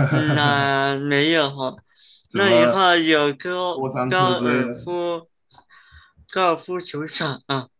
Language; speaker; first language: Chinese; early bilingual, heritage; English